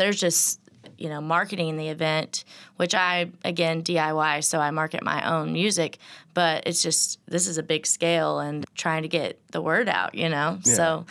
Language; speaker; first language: English; native; English